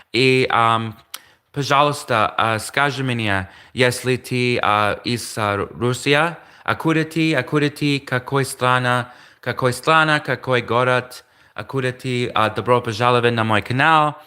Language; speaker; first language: Russian; non-native, learner; English